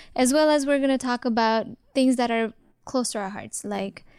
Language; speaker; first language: English; non-native, local second language; Nepali